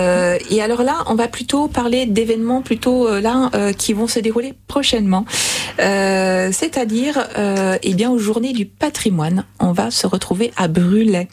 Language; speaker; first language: French; native; French